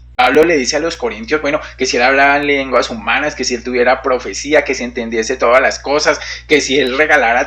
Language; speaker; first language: Spanish; native; Spanish